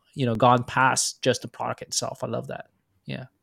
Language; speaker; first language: English; non-native, local second language; Filipino